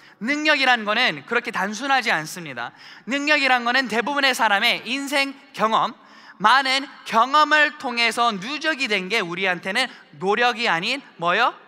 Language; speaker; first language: Korean; early bilingual, heritage; Korean